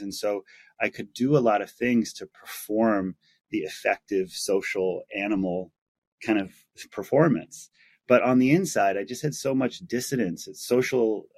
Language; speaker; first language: English; native; English